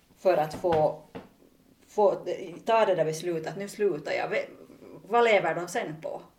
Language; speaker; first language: Swedish; native; Swedish